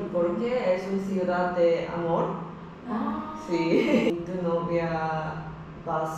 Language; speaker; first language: Spanish; non-native, learner; Korean